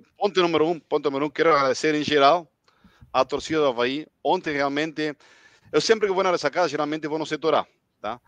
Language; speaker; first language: Portuguese; non-native, fluent; Spanish